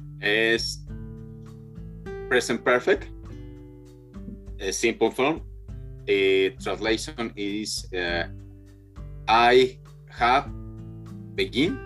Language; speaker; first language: English; non-native, learner; Spanish